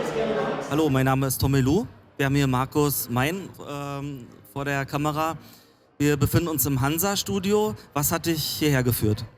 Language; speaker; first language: German; native; German